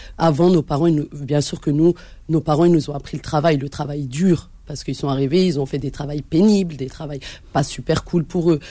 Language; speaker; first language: French; early bilingual, other home language; Arabic